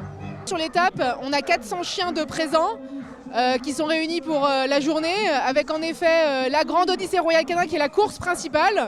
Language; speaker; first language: French; native; French